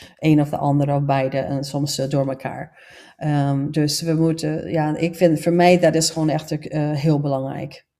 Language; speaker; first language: Dutch; non-native, fluent; English